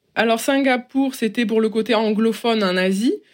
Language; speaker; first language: French; native; French